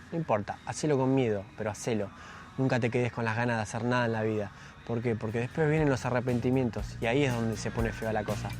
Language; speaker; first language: Spanish; native; Spanish